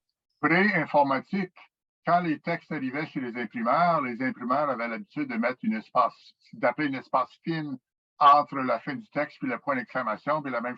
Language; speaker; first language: French; native; French